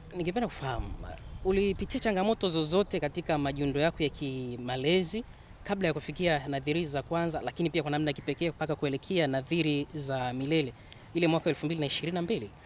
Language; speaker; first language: Swahili; native; Swahili